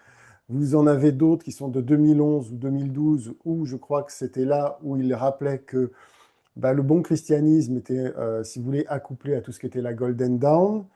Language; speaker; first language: French; native; French